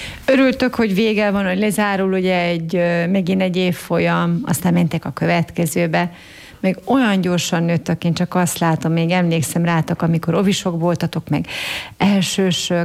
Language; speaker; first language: Hungarian; native; Hungarian